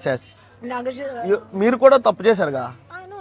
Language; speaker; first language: Telugu; native; Telugu